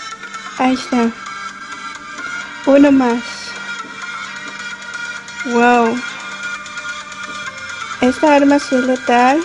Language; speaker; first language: Spanish; early bilingual, heritage; Spanish